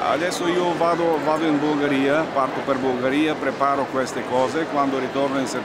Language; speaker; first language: Italian; non-native, learner; Bulgarian